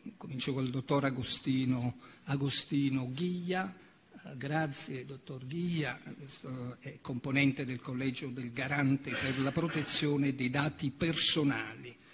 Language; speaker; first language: Italian; native; Italian